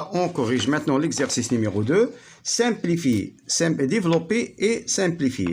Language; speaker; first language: French; non-native, local second language; Arabic